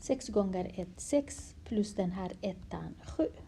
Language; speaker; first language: Swedish; non-native, fluent; Kurdish